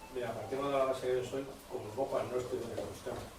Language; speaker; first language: Spanish; native; Spanish